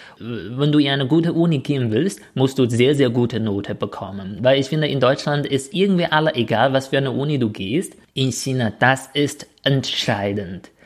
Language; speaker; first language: German; non-native, fluent; Chinese